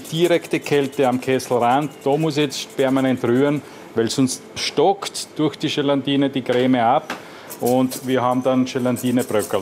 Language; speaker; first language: German; native; German